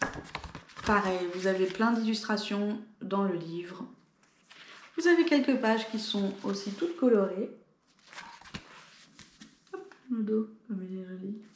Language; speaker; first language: French; native; French